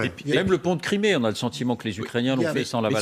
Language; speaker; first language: French; native; French